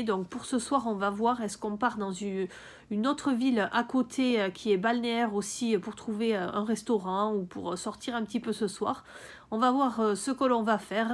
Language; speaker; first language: French; native; French